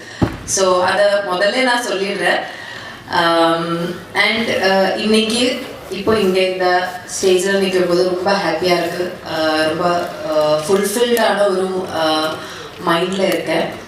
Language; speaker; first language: Tamil; non-native, learner; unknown